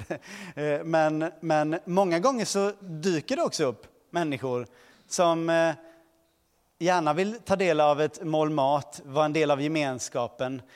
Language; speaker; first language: Swedish; early bilingual, other home language; Portuguese